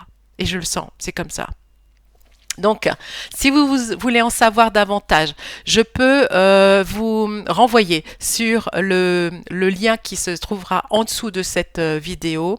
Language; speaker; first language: French; native; French